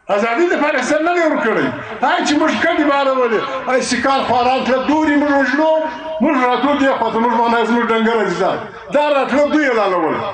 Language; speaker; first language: Pashto; native; Pashto